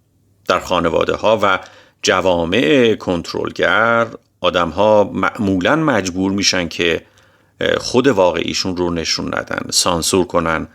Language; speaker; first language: Persian; native; Persian